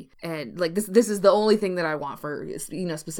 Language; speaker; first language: English; native; English